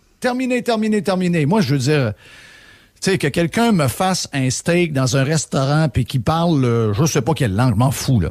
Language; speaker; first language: French; native; French